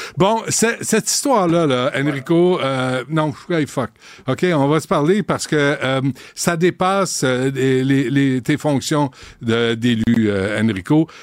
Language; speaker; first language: French; native; French